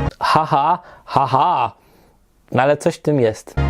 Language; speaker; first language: Polish; native; Polish